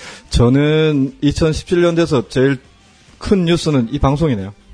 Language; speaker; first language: Korean; native; Korean